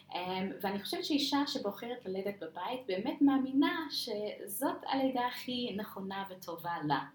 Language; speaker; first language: Hebrew; non-native, fluent; English